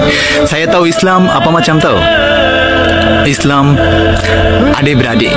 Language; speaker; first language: Malay; non-native, learner; Bangla